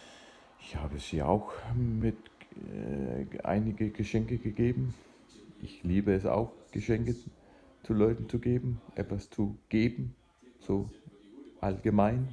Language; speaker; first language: German; non-native, fluent; Danish